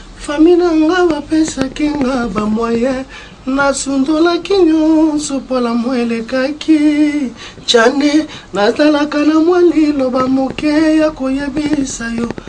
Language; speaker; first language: Lingala; native; Lingala